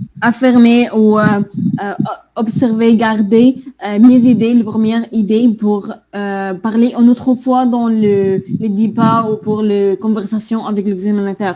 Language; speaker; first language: French; non-native, learner; Arabic